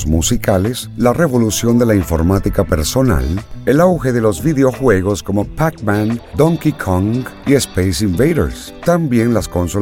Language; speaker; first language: Spanish; native; Spanish